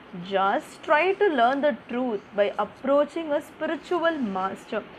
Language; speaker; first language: English; non-native, local second language; Tamil